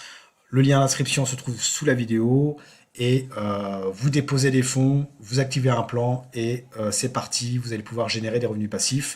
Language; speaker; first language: French; native; French